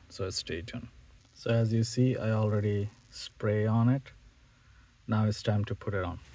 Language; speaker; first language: English; non-native, fluent; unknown